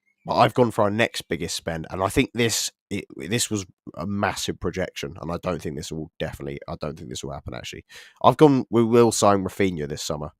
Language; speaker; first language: English; native; English